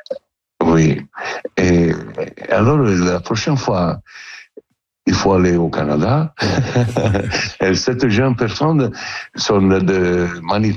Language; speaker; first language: French; non-native, learner; Italian